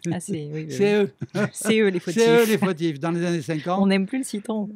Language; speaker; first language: French; native; French